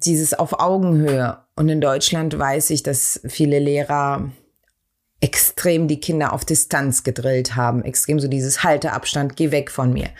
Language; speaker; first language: German; early bilingual, other home language; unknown